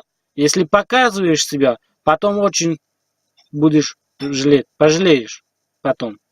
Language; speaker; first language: Russian; non-native, learner; Tajik